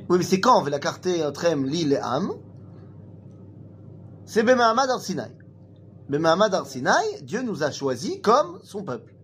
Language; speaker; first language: French; native; French